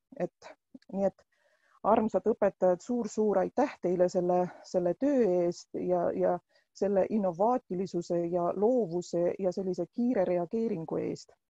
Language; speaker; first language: Estonian; non-native, local second language; Russian